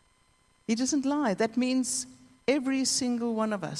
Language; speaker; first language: English; native; English